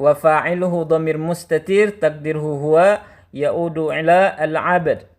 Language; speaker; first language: Arabic; non-native, fluent; Indonesian